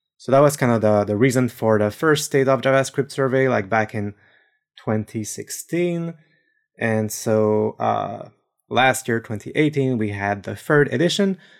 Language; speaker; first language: English; non-native, fluent; French